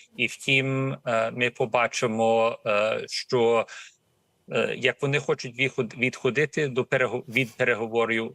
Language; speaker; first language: Ukrainian; early bilingual, heritage; Ukrainian